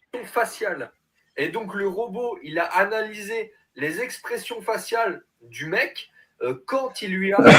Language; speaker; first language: French; native; French